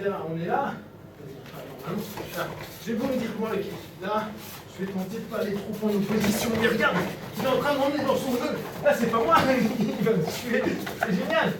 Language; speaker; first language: French; native; French